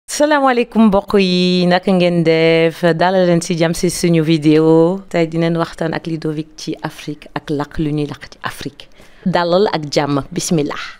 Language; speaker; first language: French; non-native, local second language; Lingala